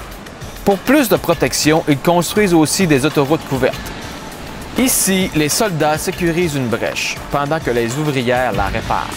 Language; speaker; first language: French; native; French